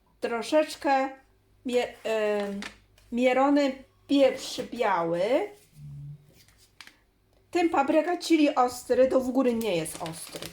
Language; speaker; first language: Polish; non-native, learner; Chinese